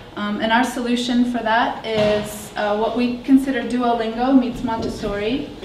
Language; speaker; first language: English; native; English